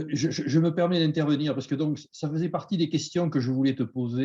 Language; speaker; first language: French; native; French